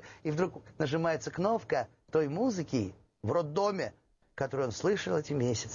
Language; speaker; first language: Russian; native; Russian